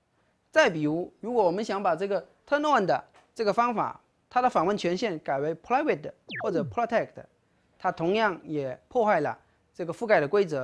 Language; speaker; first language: Chinese; native; Chinese